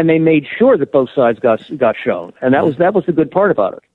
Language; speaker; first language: English; native; English